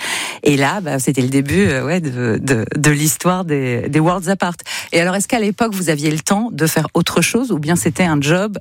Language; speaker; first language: French; native; French